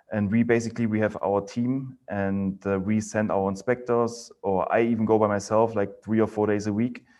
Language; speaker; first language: English; non-native, fluent; German